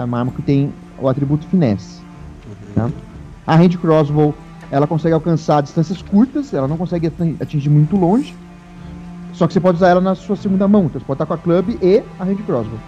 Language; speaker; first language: Portuguese; native; Portuguese